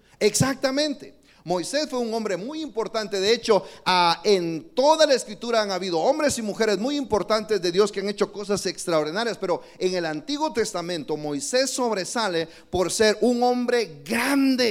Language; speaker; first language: Spanish; native; Spanish